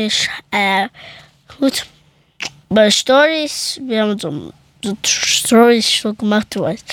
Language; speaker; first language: German; early bilingual, other home language; Persian